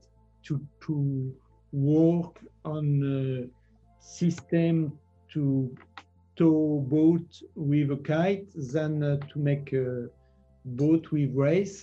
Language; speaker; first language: English; non-native, learner; French